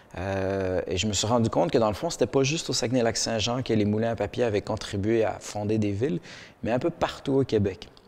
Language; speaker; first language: French; early bilingual, other home language; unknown